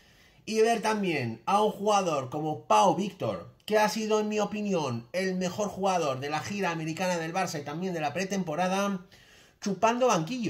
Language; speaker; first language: Spanish; native; Spanish